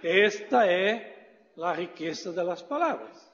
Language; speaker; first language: Portuguese; non-native, fluent; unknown